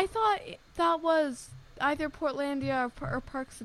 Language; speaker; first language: English; native; English